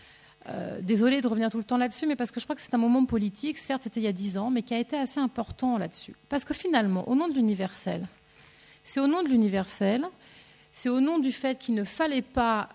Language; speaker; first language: French; native; French